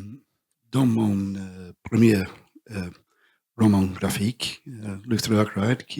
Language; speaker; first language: French; non-native, learner; English